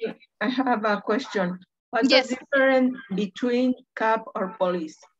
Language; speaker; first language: English; non-native, learner; Spanish